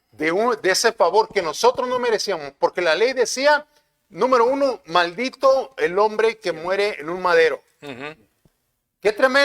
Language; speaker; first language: Spanish; native; Spanish